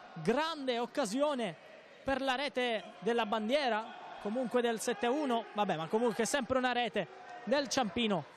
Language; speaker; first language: Italian; native; Italian